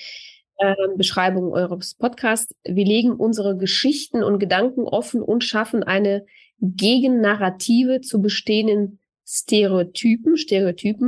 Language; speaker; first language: German; early bilingual, other home language; Russian